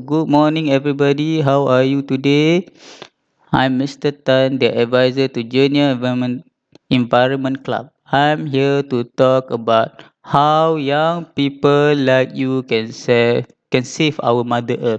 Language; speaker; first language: English; non-native, local second language; Malay